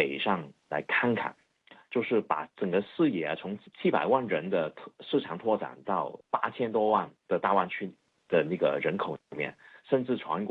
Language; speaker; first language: Chinese; non-native, fluent; Cantonese